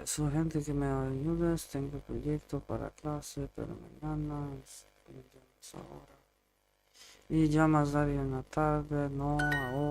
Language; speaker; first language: Spanish; non-native, learner; Polish